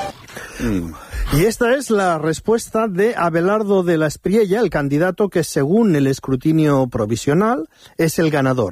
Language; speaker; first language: Spanish; native; Spanish